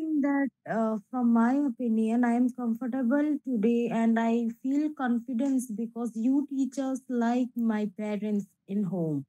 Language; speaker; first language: English; non-native, learner; Bangla